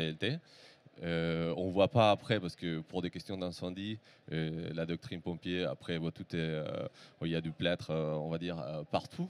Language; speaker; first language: French; native; French